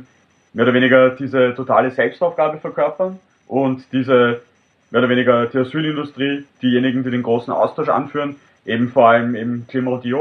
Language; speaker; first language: German; native; German